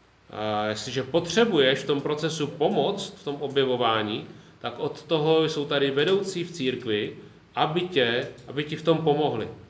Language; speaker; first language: Czech; native; Czech